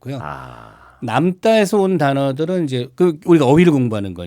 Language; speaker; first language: Korean; native; Korean